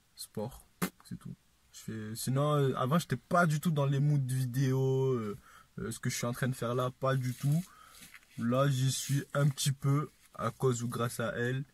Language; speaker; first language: French; native; French